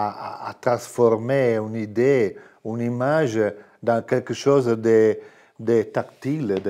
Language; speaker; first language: French; non-native, fluent; Italian